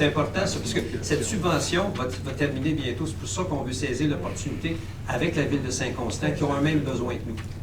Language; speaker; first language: French; native; French